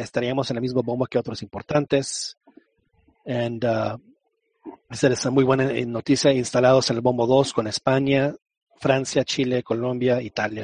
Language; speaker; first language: Spanish; early bilingual, heritage; Spanish